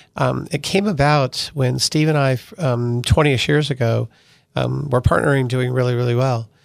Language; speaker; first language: English; early bilingual, other home language; Italian